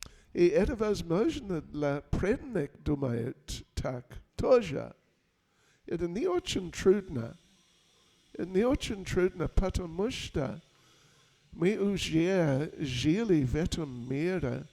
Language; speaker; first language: Russian; non-native, learner; English